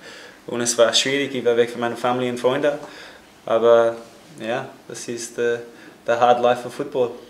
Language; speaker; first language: German; non-native, fluent; English